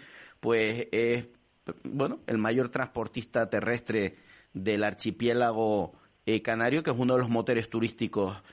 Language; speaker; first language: Spanish; native; Spanish